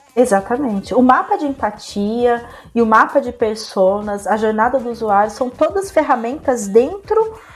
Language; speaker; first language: Portuguese; native; Portuguese